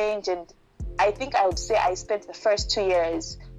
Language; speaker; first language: English; non-native, local second language; Shona